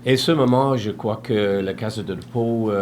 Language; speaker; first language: French; non-native, learner; English